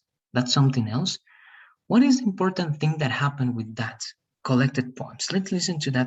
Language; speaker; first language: English; non-native, fluent; Spanish